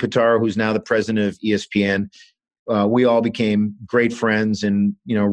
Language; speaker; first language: English; native; English